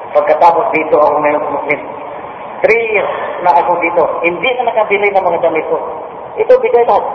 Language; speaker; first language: Filipino; non-native, local second language; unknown